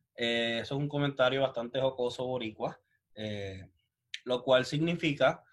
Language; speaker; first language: Spanish; native; Spanish